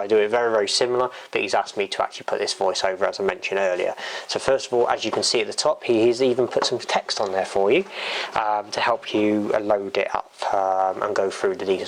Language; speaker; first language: English; native; English